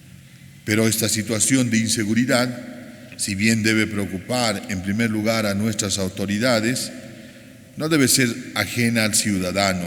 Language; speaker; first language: Spanish; native; Spanish